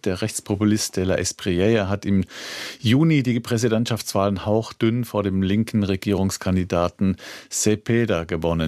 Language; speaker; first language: German; native; German